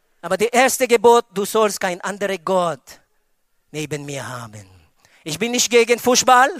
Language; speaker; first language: German; non-native, fluent; Filipino